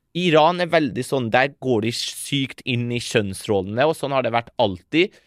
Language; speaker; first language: Norwegian; early bilingual, other home language; Persian